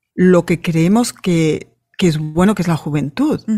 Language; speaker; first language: Spanish; native; Spanish